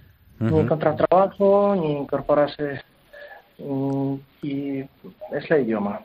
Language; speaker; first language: Spanish; non-native, learner; Ukrainian